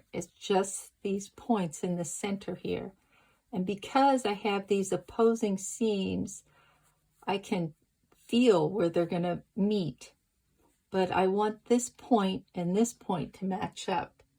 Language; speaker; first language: English; native; English